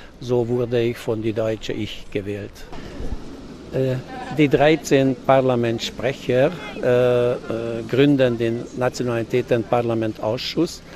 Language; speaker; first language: German; non-native, local second language; Hungarian